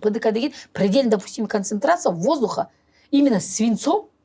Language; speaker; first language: Russian; non-native, local second language; Kazakh